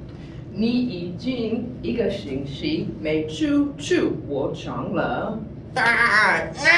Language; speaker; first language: Chinese; non-native, learner; English